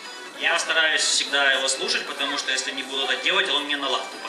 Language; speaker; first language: Russian; native; Russian